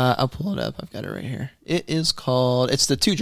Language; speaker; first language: English; native; English